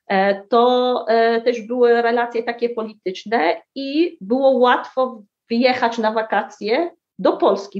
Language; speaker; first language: Polish; early bilingual, heritage; Arabic